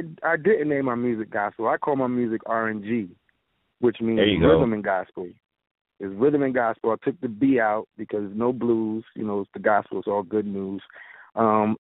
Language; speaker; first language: English; native; English